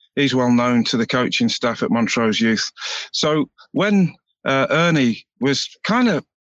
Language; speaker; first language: English; native; English